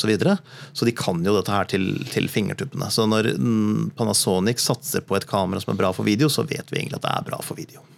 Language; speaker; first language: Norwegian; native; Norwegian